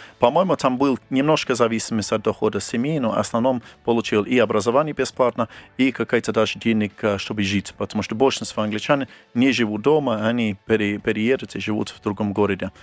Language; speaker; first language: Russian; non-native, fluent; English